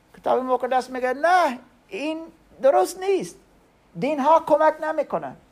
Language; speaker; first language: Persian; non-native, learner; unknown